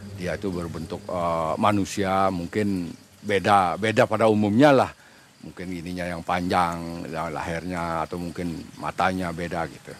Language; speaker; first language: Indonesian; non-native, local second language; Balinese